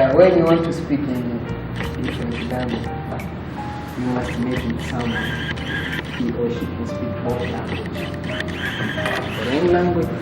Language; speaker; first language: English; non-native, local second language; Swahili